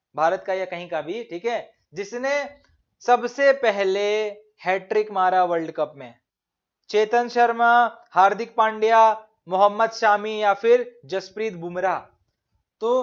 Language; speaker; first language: Hindi; native; Hindi